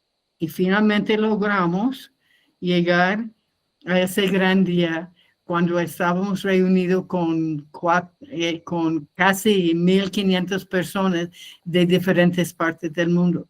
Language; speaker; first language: Spanish; non-native, fluent; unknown